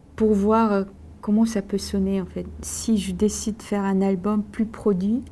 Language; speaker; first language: French; non-native, fluent; Korean